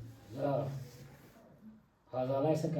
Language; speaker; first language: Arabic; non-native, learner; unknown